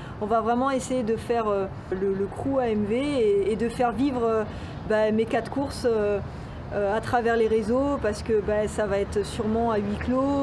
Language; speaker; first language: French; native; French